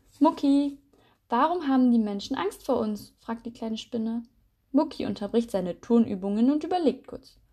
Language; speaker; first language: German; native; German